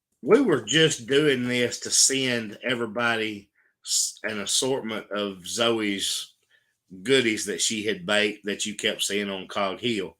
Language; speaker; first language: English; native; English